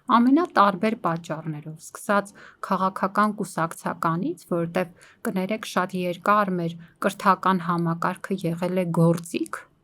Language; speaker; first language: Armenian; native; Armenian